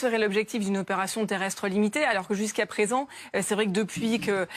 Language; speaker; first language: French; native; French